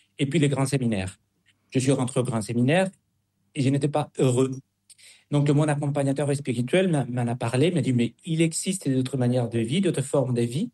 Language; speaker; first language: French; non-native, fluent; Spanish